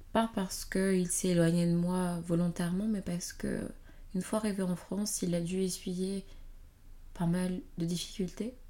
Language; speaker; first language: French; native; French